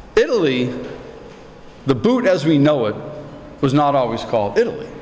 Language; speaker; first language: English; native; English